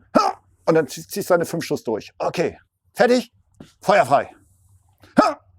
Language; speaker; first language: German; native; German